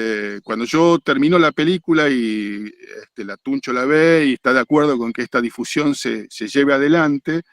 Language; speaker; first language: Spanish; native; Spanish